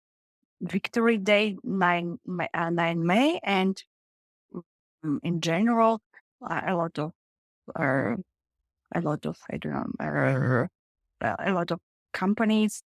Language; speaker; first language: English; non-native, learner; Russian